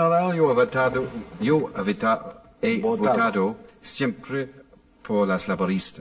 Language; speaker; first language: Spanish; non-native, fluent; English